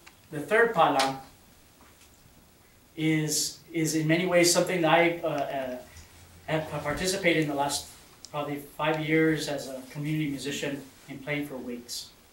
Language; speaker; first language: English; early bilingual, other home language; Spanish